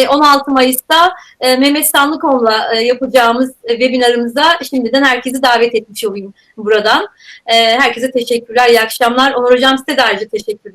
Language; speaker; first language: Turkish; native; Turkish